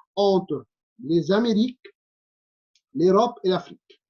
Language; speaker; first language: French; non-native, local second language; Arabic